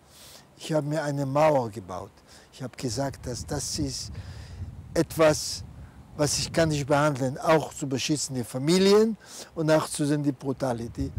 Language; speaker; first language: German; non-native, fluent; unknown